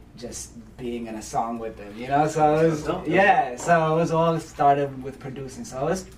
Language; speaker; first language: English; early bilingual, other home language; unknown